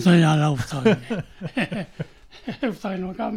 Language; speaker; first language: Swedish; non-native, learner; Korean